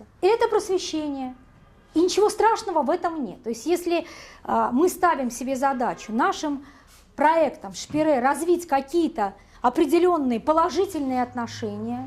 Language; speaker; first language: Russian; native; Russian